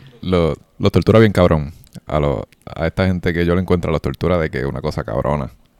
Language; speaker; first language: Spanish; native; Spanish